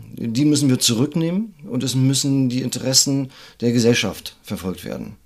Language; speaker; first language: German; native; German